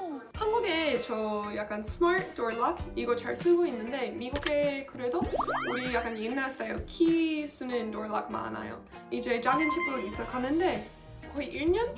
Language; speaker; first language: Korean; non-native, fluent; English